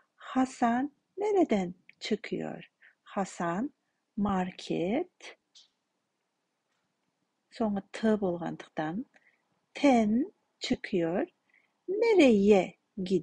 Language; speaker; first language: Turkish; non-native, fluent; Kazakh